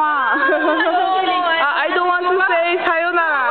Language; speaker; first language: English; non-native, learner; Korean